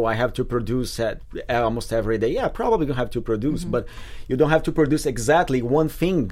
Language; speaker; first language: English; non-native, fluent; Portuguese